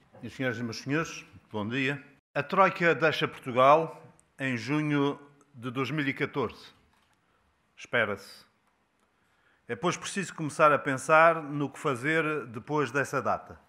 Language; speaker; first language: Portuguese; native; Portuguese